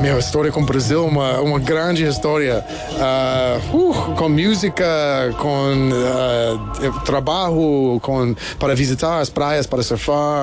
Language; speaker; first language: Portuguese; non-native, learner; English